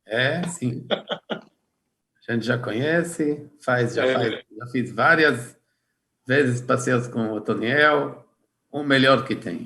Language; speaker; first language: Portuguese; non-native, fluent; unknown